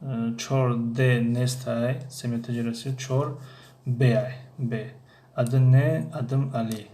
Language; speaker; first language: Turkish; non-native, fluent; Tajik